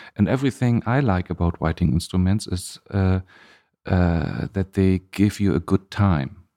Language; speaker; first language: English; non-native, fluent; German